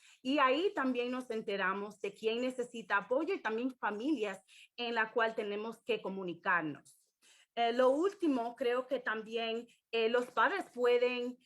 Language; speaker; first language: Spanish; early bilingual, heritage; English